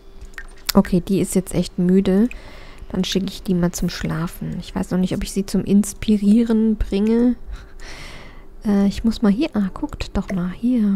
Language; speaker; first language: German; native; German